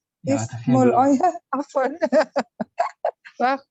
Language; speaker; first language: Arabic; non-native, learner; Indonesian